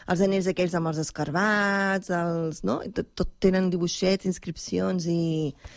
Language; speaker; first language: Catalan; native; Catalan